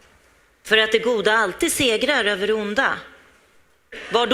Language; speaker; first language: Swedish; native; Swedish